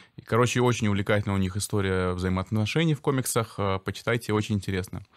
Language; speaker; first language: Russian; native; Russian